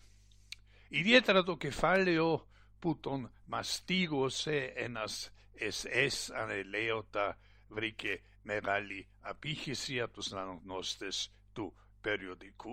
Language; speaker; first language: Greek; non-native, fluent; German